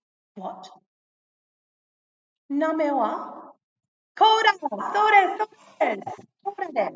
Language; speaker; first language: Japanese; non-native, fluent; English